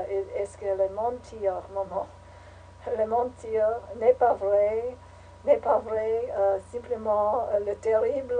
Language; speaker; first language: French; non-native, learner; English